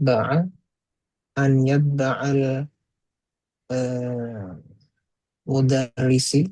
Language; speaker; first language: Arabic; non-native, learner; Indonesian